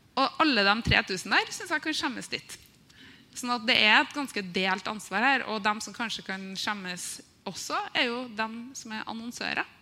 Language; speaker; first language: Norwegian; native; Norwegian